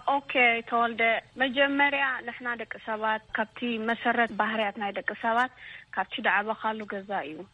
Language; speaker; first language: Tigrinya; native; Tigrinya